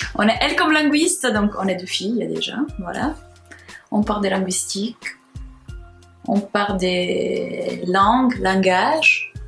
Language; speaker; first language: French; non-native, fluent; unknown